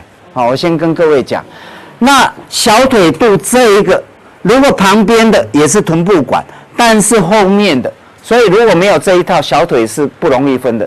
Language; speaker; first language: Chinese; native; Chinese